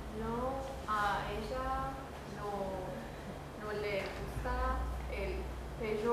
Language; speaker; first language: Spanish; non-native, learner; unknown